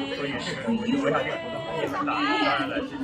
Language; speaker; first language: Chinese; native; Chinese